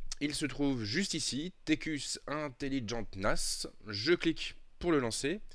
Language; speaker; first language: French; native; French